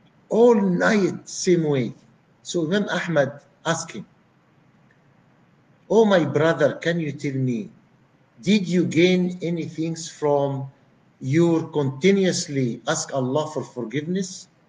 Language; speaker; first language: English; non-native, fluent; Arabic